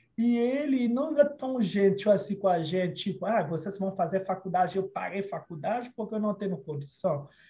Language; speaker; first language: Portuguese; non-native, fluent; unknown